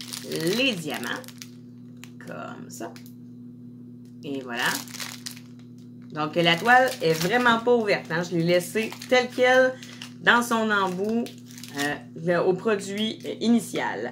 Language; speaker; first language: French; native; French